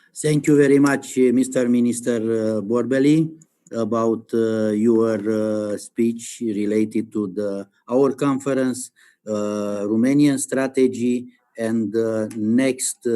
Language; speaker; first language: English; non-native, learner; Romanian